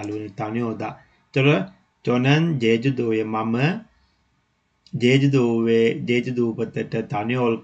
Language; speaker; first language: Korean; non-native, learner; Sinhala